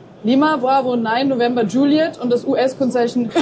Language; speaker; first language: German; native; German